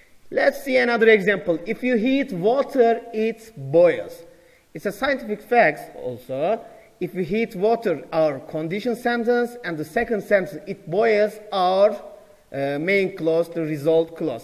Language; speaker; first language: English; non-native, fluent; Turkish